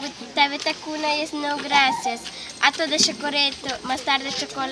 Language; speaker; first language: Spanish; non-native, local second language; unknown